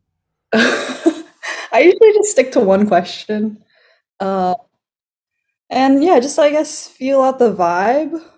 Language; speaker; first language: English; native; English